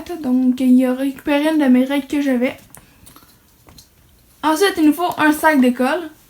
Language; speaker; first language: French; native; French